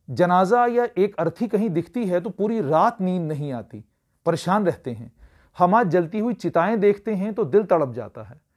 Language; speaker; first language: Hindi; native; Hindi